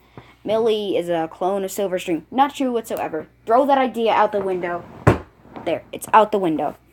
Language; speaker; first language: English; native; English